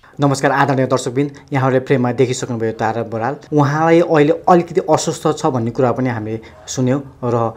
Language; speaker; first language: Nepali; native; Nepali